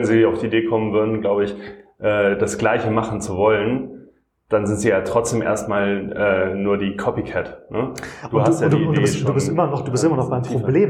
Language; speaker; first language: German; native; German